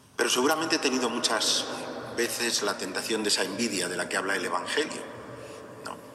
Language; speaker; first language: Spanish; native; Spanish